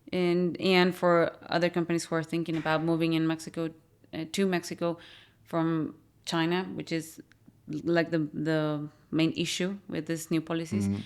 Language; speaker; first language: English; non-native, fluent; Spanish